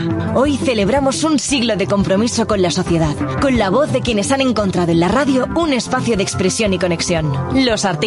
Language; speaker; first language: Spanish; native; Spanish